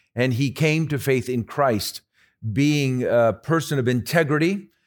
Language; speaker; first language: English; early bilingual, other home language; Spanish